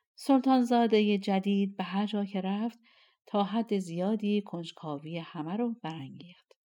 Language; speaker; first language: Persian; native; Persian